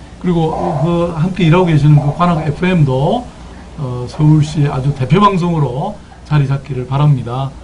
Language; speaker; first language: Korean; native; Korean